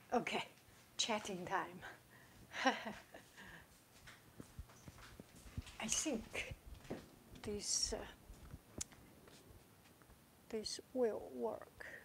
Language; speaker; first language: English; non-native, fluent; Chinese